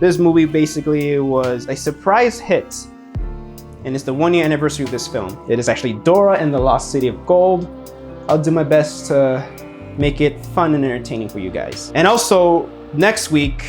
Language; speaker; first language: English; native; English